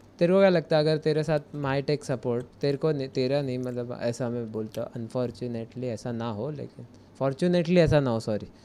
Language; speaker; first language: Hindi; non-native, local second language; Marathi